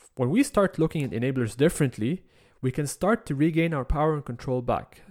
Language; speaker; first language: English; non-native, fluent; Arabic